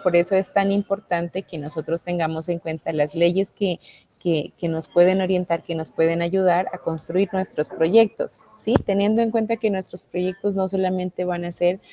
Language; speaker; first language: Spanish; native; Spanish